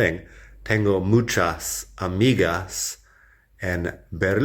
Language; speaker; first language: Spanish; non-native, fluent; English